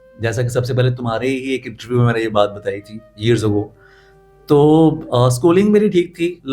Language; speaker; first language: Urdu; non-native, local second language; Punjabi